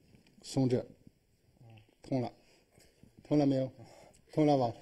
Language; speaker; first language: Chinese; native; Chinese